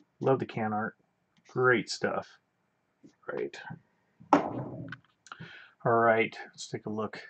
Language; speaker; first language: English; native; English